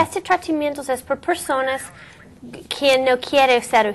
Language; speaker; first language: Spanish; non-native, learner; English